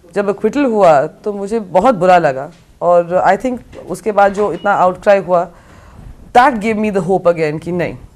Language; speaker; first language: Hindi; native; Hindi